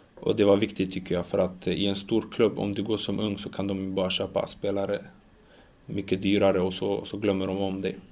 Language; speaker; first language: Swedish; early bilingual, other home language; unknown